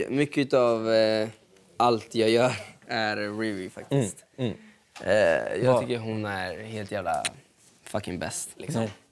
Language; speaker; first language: Swedish; early bilingual, other home language; Spanish